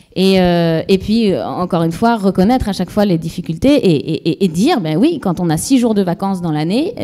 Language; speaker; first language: French; native; French